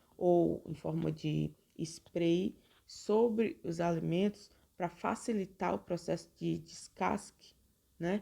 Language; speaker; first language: Portuguese; native; Portuguese